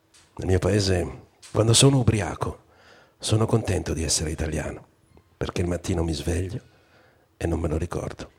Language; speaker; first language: Italian; native; Italian